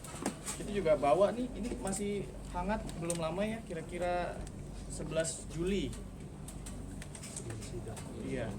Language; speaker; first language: Indonesian; native; Indonesian